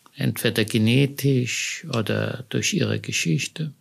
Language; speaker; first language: German; native; German